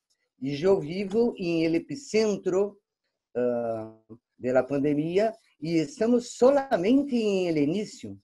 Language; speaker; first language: Spanish; non-native, fluent; Portuguese